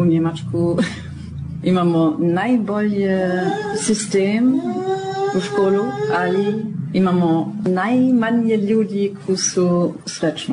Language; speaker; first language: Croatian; non-native, learner; German